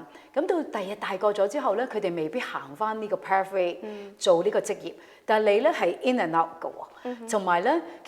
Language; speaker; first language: Cantonese; native; Cantonese